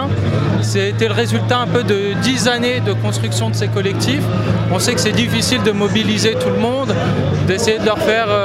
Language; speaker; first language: French; native; French